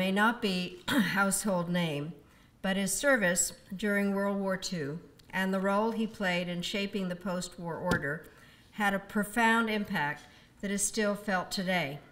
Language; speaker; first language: English; early bilingual, other home language; Czech